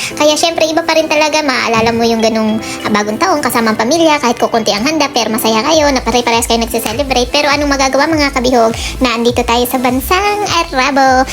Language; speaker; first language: Filipino; non-native, local second language; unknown